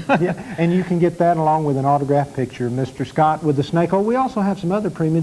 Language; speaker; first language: English; native; English